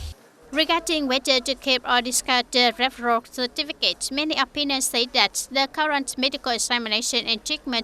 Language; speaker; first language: English; non-native, fluent; Vietnamese